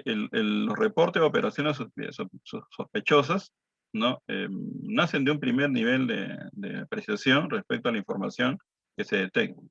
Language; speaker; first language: Spanish; native; Spanish